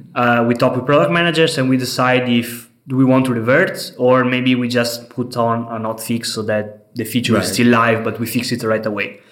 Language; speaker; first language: English; non-native, fluent; Italian